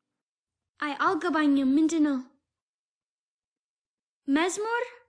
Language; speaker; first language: Amharic; non-native, learner; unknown